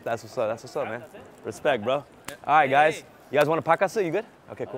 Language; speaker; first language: English; early bilingual, other home language; Korean